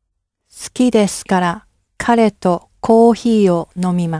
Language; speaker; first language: Japanese; non-native, learner; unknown